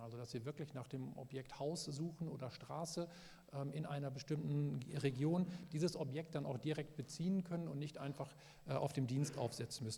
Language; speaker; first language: German; native; German